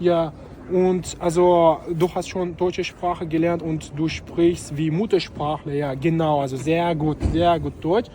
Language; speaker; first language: German; non-native, fluent; Uzbek